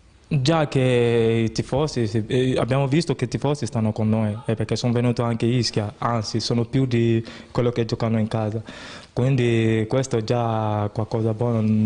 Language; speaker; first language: Italian; non-native, fluent; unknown